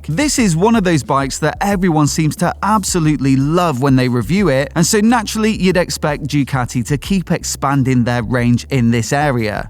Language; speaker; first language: English; native; English